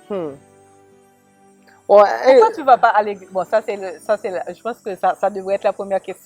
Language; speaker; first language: French; native; French